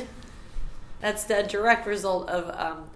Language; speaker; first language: English; native; English